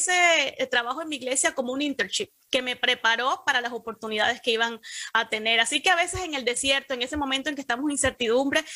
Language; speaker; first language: Spanish; native; Spanish